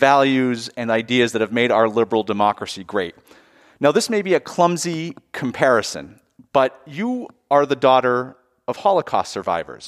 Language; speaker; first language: English; native; English